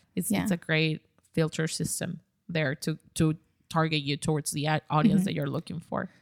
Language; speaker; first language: English; non-native, fluent; Spanish